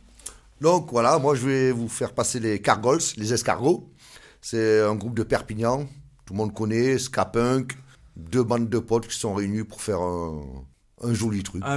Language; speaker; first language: French; native; French